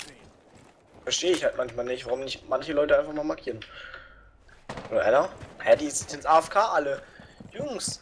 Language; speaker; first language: German; native; German